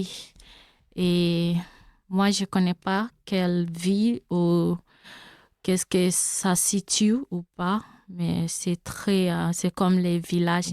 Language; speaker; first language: French; non-native, learner; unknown